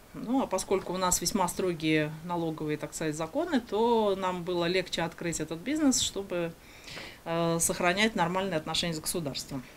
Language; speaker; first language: Russian; native; Russian